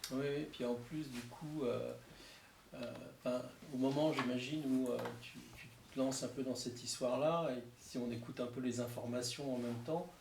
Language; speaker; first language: French; native; French